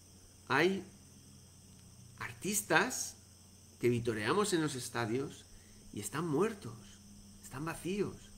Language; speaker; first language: Spanish; native; Spanish